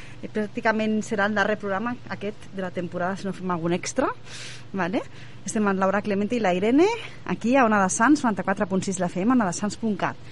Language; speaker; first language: Catalan; native; Catalan